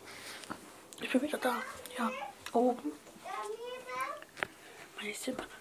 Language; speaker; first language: German; non-native, learner; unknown